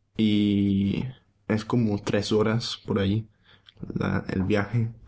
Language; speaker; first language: Spanish; non-native, fluent; English